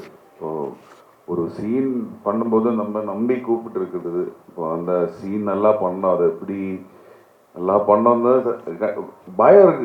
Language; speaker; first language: Tamil; non-native, learner; Malayalam